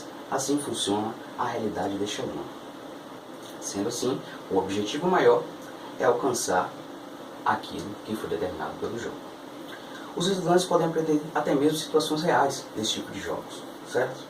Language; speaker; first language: Portuguese; native; Portuguese